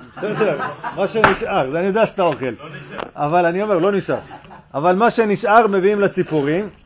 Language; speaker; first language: Hebrew; native; Hebrew